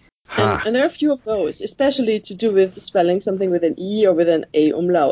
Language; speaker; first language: English; non-native, fluent; German